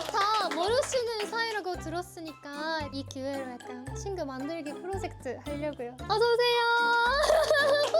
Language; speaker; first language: Korean; non-native, fluent; Japanese